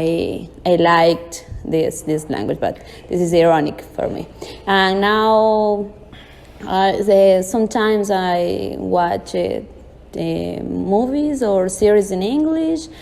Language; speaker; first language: English; non-native, learner; Spanish